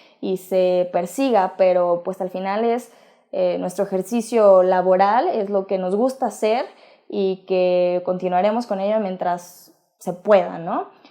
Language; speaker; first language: Spanish; native; Spanish